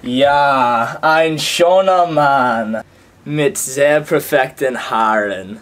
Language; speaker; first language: German; non-native, learner; English